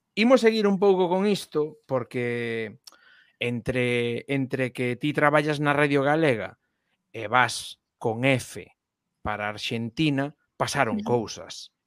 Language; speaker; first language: Galician; native; Galician